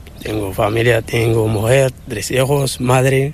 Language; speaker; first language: Spanish; non-native, learner; Arabic